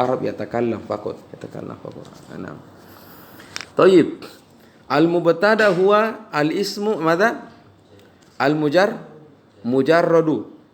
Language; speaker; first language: Arabic; non-native, fluent; Indonesian